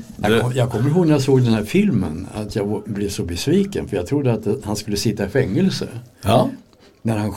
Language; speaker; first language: Swedish; native; Swedish